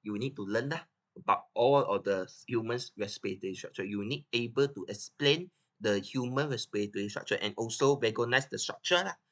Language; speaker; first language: English; non-native, local second language; Chinese